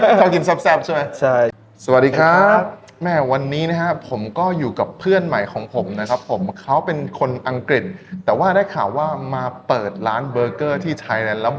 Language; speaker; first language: Thai; native; Thai